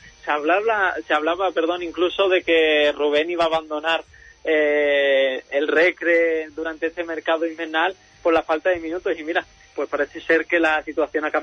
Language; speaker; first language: Spanish; native; Spanish